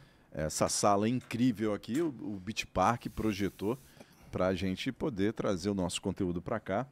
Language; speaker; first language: Portuguese; native; Portuguese